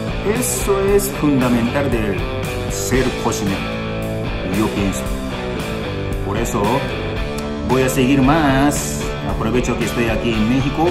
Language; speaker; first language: Spanish; non-native, learner; Japanese